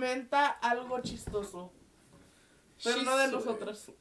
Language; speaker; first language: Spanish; early bilingual, heritage; Spanish